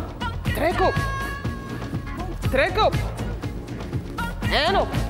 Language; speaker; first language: Dutch; native; Dutch